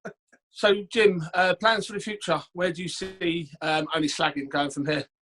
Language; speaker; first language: English; native; English